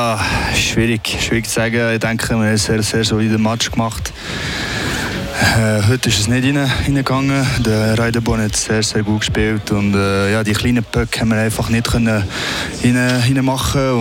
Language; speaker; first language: German; non-native, local second language; French